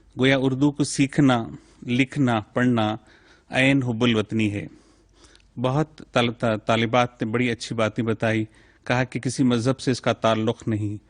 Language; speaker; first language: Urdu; native; Urdu